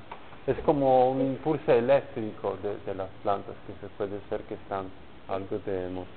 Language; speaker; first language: Spanish; non-native, learner; Polish